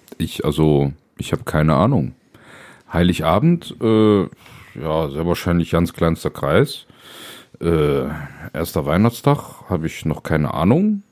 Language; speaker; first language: German; native; German